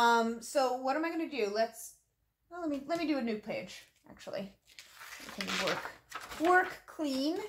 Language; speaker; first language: English; native; English